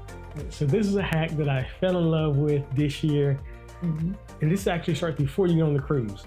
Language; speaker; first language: English; native; English